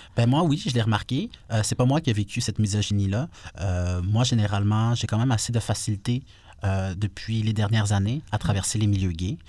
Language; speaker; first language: French; native; French